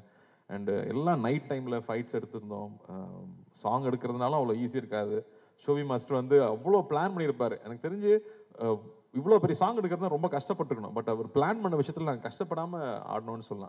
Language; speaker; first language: Tamil; native; Tamil